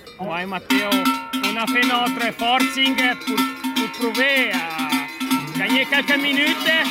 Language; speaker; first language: French; non-native, learner; Italian